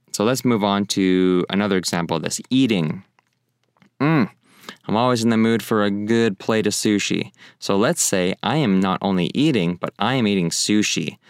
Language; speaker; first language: English; native; English